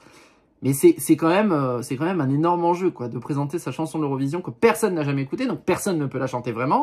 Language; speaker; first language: French; native; French